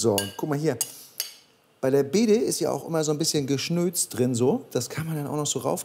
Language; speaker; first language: German; native; German